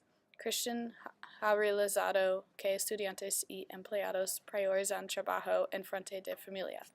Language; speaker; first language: Spanish; non-native, learner; English